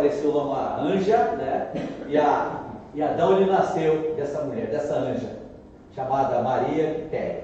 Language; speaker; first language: Portuguese; native; Portuguese